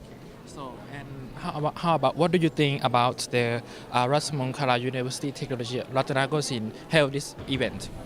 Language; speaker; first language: English; non-native, learner; Lao